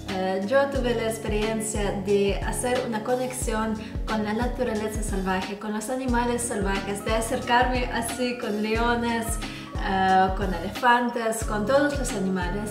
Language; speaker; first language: Spanish; non-native, fluent; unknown